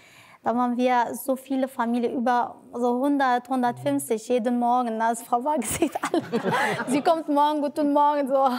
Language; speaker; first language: German; non-native, learner; Arabic